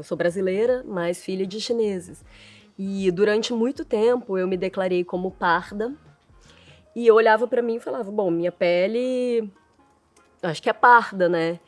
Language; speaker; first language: Portuguese; early bilingual, other home language; Chinese